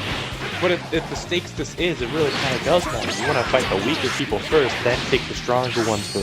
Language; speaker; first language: English; native; English